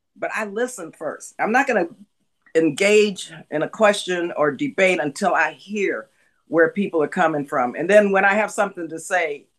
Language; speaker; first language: English; native; English